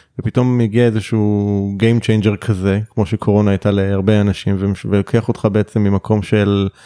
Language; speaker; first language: Hebrew; native; Hebrew